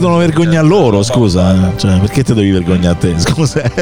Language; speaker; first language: Italian; native; Italian